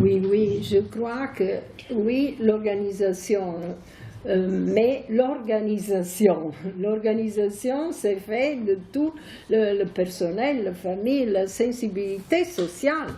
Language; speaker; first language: French; non-native, fluent; Italian